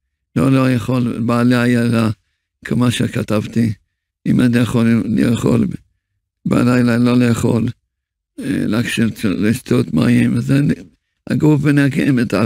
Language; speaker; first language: Hebrew; early bilingual, other home language; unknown